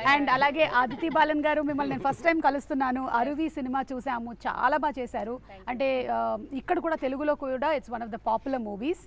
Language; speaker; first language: Telugu; native; Telugu